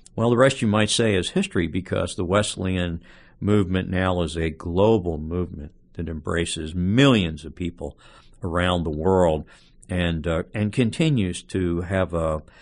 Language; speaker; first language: English; native; English